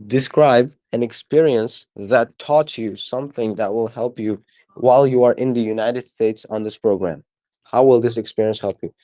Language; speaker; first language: English; non-native, fluent; Uzbek